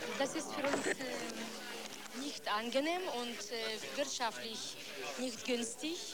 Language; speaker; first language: German; non-native, learner; Lithuanian